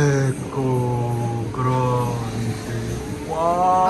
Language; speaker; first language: Italian; non-native, learner; Filipino